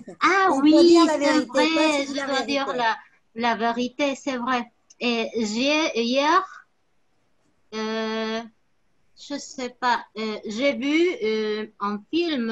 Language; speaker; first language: French; non-native, fluent; Spanish